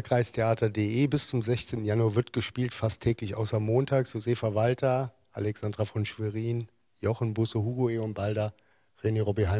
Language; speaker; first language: German; native; German